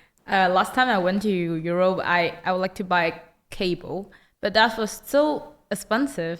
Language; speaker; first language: English; non-native, learner; Chinese